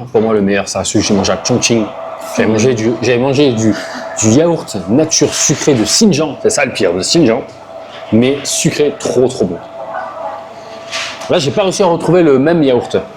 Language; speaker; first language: French; native; French